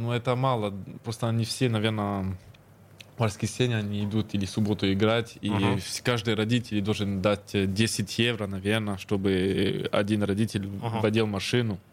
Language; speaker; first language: Russian; early bilingual, heritage; Russian